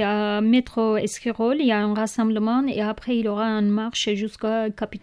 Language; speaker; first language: French; non-native, learner; Kurdish